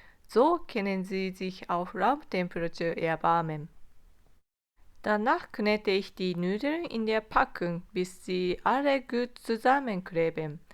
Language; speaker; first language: German; non-native, fluent; Japanese